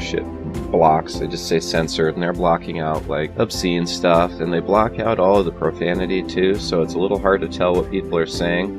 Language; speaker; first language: English; native; English